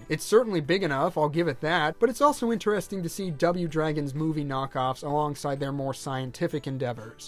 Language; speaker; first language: English; native; English